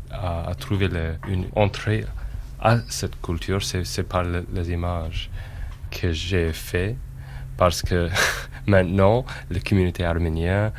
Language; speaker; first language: French; non-native, fluent; English